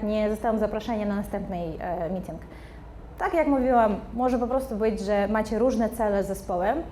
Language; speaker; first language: Polish; non-native, fluent; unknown